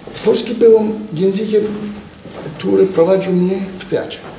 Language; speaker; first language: Polish; non-native, learner; Italian